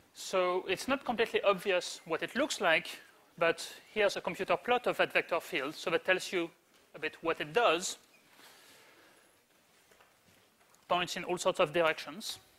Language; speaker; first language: English; native; English